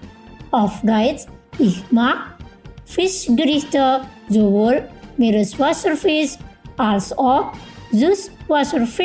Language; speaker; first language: German; non-native, fluent; Indonesian